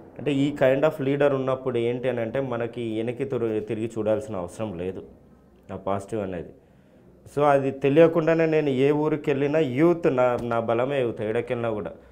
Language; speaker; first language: Telugu; native; Telugu